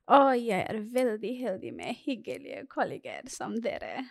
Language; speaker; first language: Norwegian; non-native, fluent; Bangla